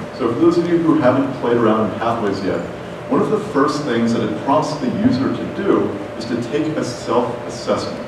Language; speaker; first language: English; native; English